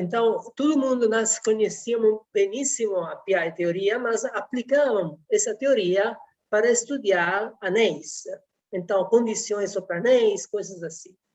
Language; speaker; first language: Portuguese; non-native, fluent; Italian